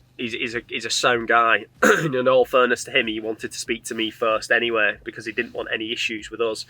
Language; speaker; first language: English; native; English